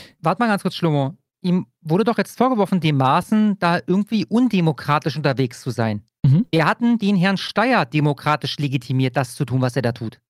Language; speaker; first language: German; native; German